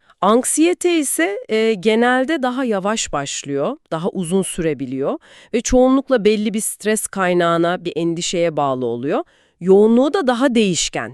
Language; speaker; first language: Turkish; native; Turkish